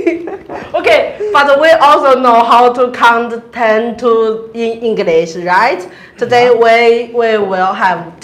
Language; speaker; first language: English; non-native, learner; Chinese